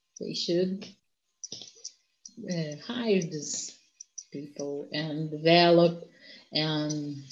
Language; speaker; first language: English; non-native, learner; Portuguese